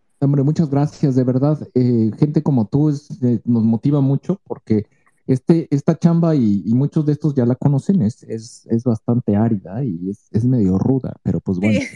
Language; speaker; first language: Spanish; native; Spanish